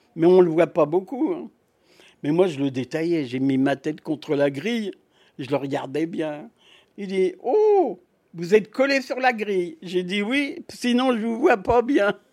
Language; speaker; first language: French; native; French